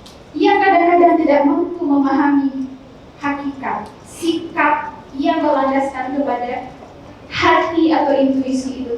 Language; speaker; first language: Indonesian; native; Indonesian